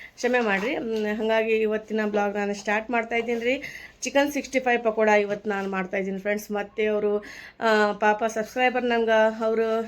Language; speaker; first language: Kannada; native; Kannada